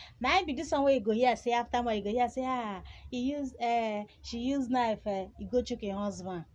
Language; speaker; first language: Nigerian Pidgin; non-native, local second language; Igbo